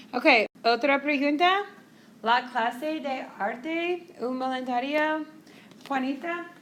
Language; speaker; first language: Spanish; non-native, fluent; English